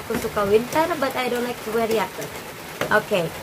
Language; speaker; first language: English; non-native, learner; Indonesian